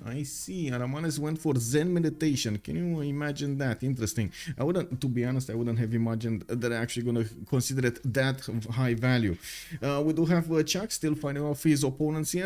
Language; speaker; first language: English; non-native, fluent; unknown